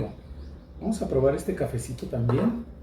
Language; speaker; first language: Spanish; native; Spanish